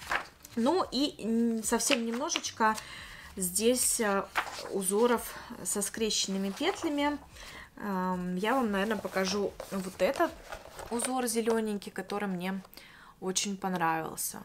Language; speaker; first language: Russian; native; Russian